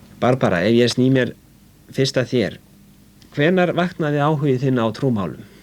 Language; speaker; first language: Icelandic; native; Icelandic